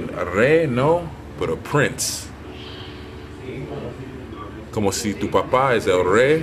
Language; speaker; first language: Spanish; non-native, learner; English